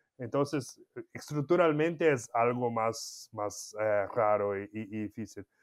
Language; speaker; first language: Spanish; non-native, fluent; Portuguese